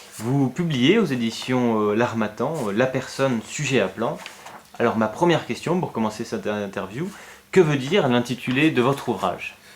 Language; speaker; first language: French; native; French